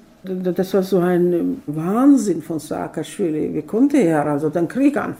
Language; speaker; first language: German; non-native, fluent; Georgian